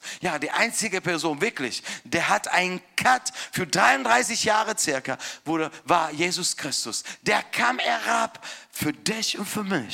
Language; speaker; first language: German; non-native, fluent; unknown